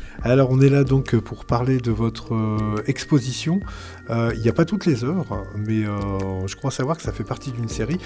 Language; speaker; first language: French; native; French